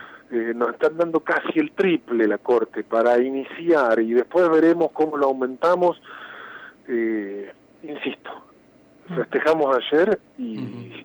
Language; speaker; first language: Spanish; native; Spanish